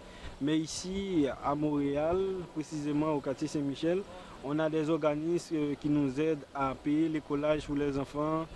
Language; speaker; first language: French; non-native, local second language; Haitian Creole